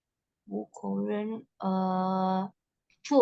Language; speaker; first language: Chinese; non-native, learner; Indonesian